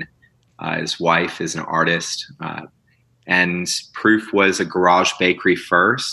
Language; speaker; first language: English; native; English